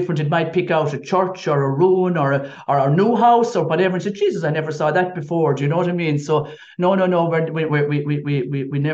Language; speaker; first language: English; native; English